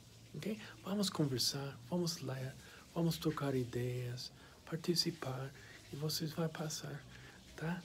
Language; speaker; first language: Portuguese; non-native, fluent; English